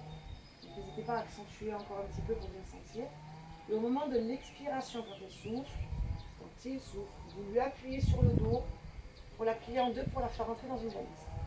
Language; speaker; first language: French; native; French